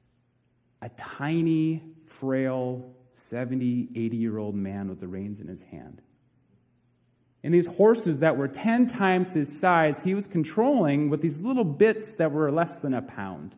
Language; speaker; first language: English; native; English